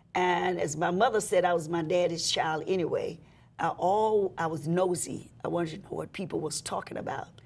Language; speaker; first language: English; native; English